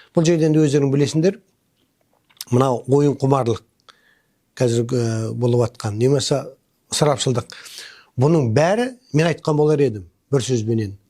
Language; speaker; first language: Kazakh; native; Kazakh